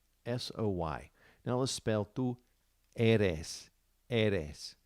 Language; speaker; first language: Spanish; non-native, fluent; English